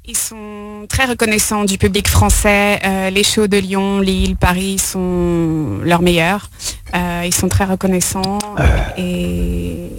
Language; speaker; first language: French; native; French